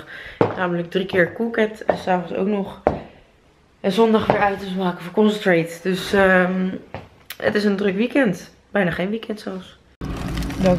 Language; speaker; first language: Dutch; native; Dutch